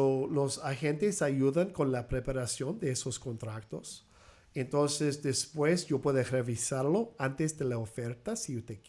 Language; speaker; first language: Spanish; early bilingual, heritage; English